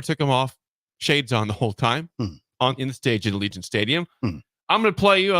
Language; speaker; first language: English; native; English